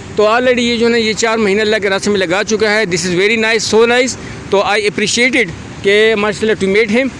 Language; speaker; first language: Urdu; non-native, local second language; Pashto